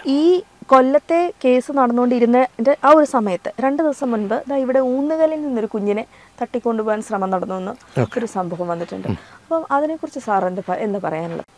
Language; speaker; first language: Malayalam; native; Malayalam